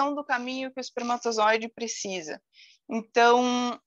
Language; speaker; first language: Portuguese; native; Portuguese